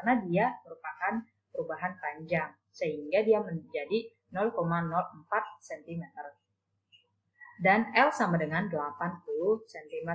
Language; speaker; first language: Indonesian; native; Indonesian